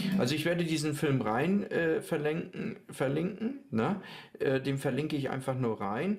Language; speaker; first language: German; native; German